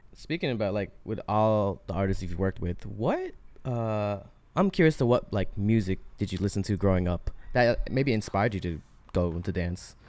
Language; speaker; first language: English; native; English